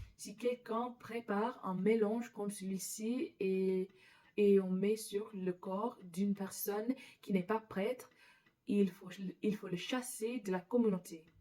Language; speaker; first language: French; non-native, learner; English